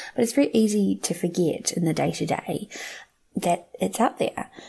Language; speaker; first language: English; native; English